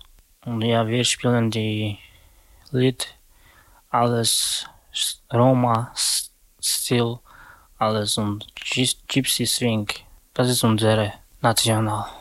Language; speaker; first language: German; non-native, learner; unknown